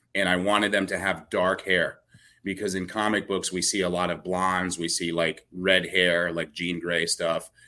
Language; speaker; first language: English; native; English